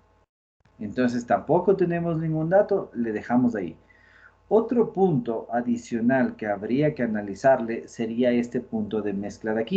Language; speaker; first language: Spanish; native; Spanish